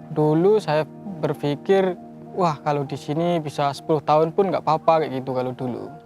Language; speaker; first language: Indonesian; native; Indonesian